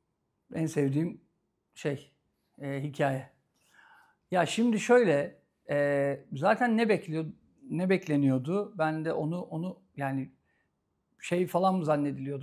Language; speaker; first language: Turkish; native; Turkish